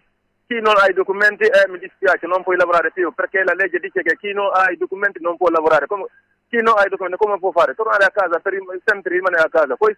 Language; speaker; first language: Italian; non-native, learner; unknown